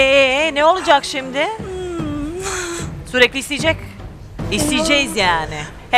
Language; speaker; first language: Turkish; non-native, fluent; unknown